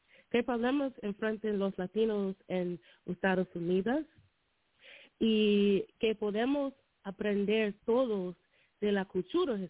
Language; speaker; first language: Spanish; non-native, learner; English